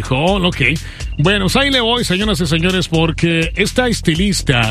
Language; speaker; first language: Spanish; native; Spanish